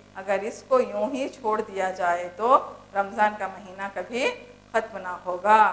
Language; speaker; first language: Urdu; native; Urdu